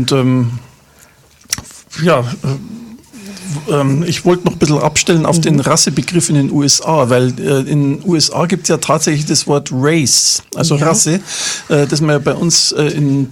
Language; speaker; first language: German; native; German